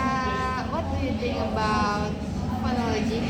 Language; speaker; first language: English; non-native, learner; Indonesian